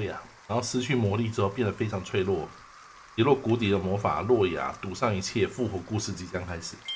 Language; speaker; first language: Chinese; native; Chinese